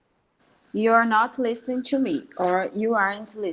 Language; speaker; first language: English; non-native, learner; Portuguese